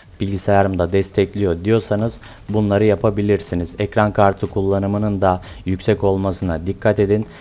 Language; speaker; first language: Turkish; native; Turkish